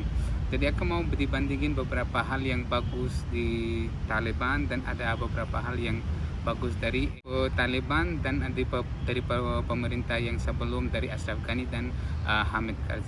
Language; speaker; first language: Indonesian; non-native, fluent; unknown